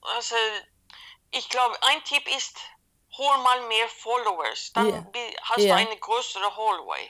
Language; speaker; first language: German; non-native, fluent; Swedish